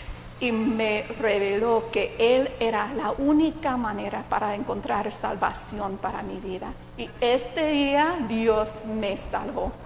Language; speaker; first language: Spanish; non-native, fluent; English